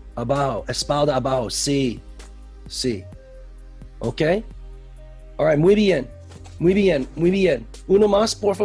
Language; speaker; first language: Spanish; non-native, learner; English